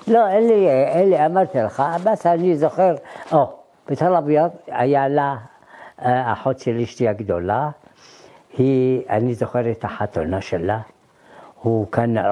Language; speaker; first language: Hebrew; early bilingual, other home language; Arabic